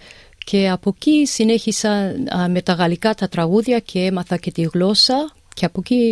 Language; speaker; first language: Greek; early bilingual, heritage; English